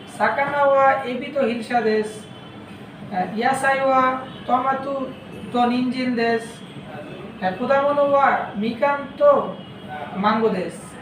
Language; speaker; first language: Japanese; non-native, learner; Bangla